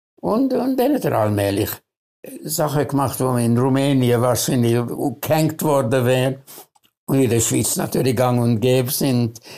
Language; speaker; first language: German; early bilingual, other home language; Hungarian